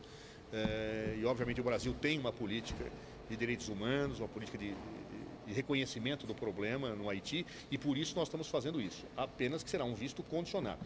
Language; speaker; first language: Portuguese; native; Portuguese